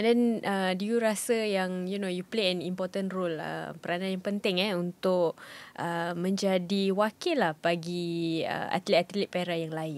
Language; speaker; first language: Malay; native; Malay